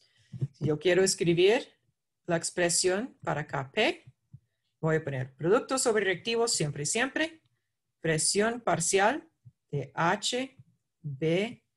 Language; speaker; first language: Spanish; non-native, fluent; English